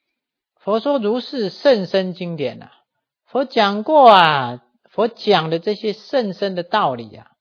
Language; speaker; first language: Chinese; native; Chinese